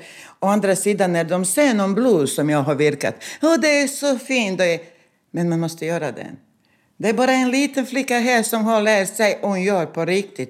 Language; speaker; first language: Swedish; non-native, fluent; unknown